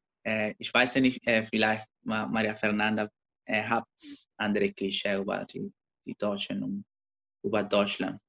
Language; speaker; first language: German; non-native, learner; Spanish